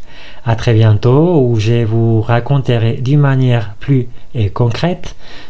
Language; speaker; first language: French; non-native, fluent; Spanish